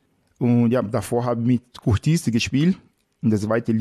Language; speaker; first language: German; non-native, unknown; Portuguese